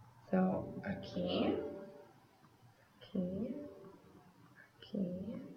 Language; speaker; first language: Spanish; non-native, fluent; English